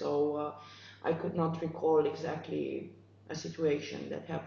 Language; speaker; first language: English; non-native, fluent; Romanian